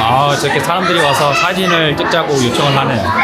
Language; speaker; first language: Korean; native; Korean